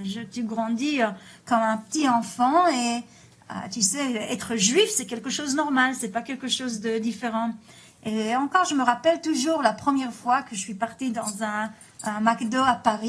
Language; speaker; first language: French; early bilingual, heritage; Hebrew